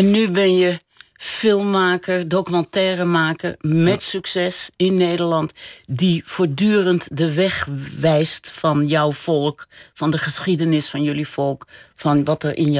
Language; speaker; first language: Dutch; native; Dutch